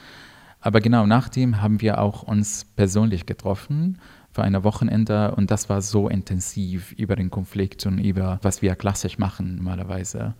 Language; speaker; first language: German; non-native, fluent; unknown